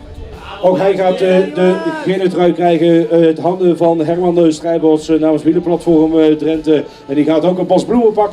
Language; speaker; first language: Dutch; native; Dutch